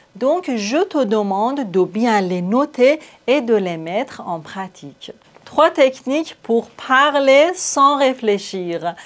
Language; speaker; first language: French; non-native, fluent; Persian